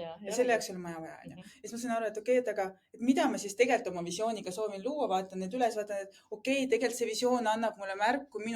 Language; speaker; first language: Estonian; native; Estonian